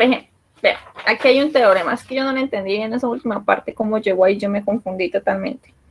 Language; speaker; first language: Spanish; native; Spanish